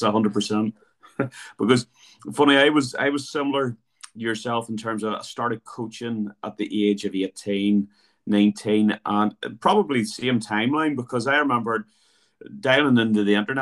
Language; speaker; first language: English; native; English